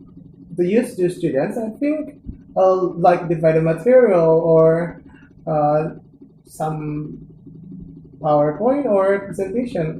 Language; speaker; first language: English; non-native, learner; Indonesian